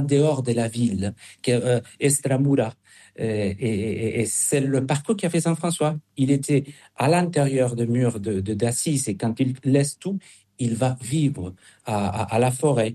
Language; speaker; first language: French; non-native, fluent; Spanish